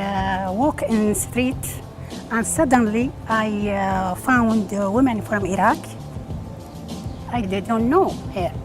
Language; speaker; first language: English; non-native, learner; Arabic